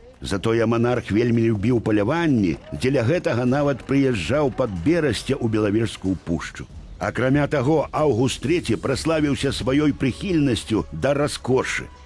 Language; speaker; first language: Belarusian; native; Belarusian